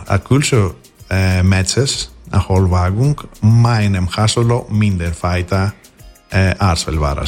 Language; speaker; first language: Hungarian; non-native, fluent; Greek